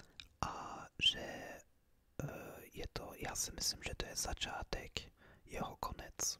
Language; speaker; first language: Czech; early bilingual, heritage; English